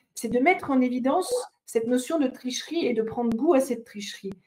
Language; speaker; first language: French; native; French